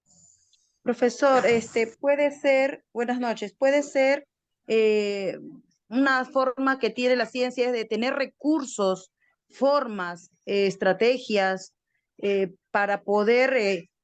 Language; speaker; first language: Spanish; native; Spanish